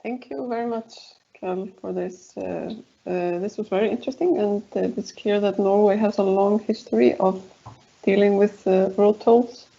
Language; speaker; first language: English; non-native, fluent; Icelandic